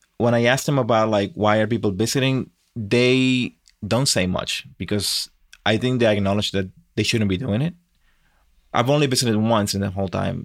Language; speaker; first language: English; non-native, fluent; Spanish